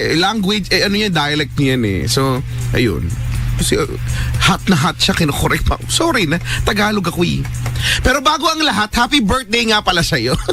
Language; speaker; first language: Filipino; native; Filipino